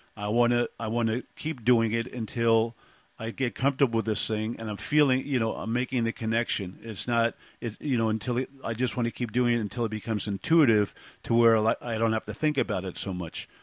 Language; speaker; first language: English; native; English